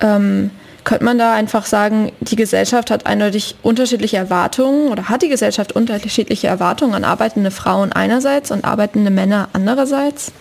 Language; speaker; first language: German; native; German